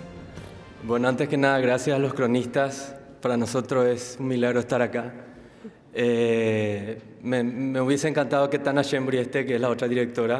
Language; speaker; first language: Spanish; native; Spanish